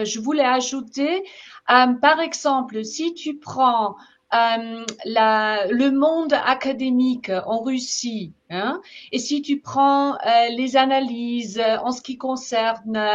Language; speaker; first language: French; non-native, fluent; German